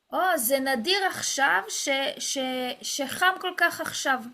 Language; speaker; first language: Hebrew; non-native, fluent; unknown